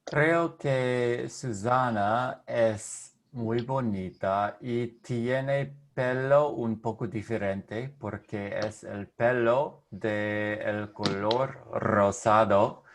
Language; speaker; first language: Spanish; non-native, learner; English